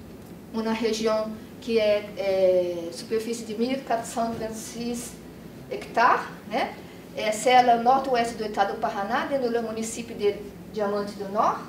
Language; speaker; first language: French; non-native, learner; Portuguese